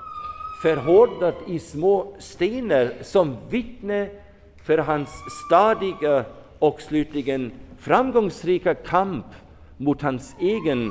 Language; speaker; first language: Swedish; non-native, fluent; German